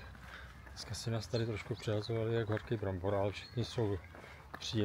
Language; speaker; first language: Czech; native; Czech